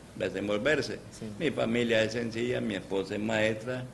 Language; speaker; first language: Spanish; native; Spanish